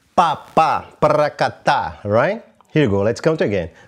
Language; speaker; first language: English; non-native, fluent; Portuguese